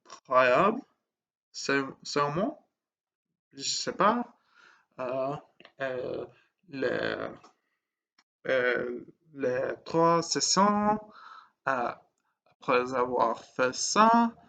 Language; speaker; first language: French; non-native, learner; English